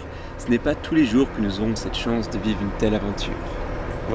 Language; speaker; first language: French; native; French